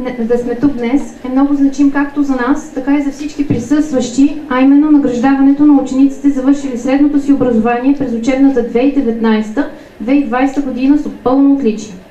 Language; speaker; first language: Bulgarian; native; Bulgarian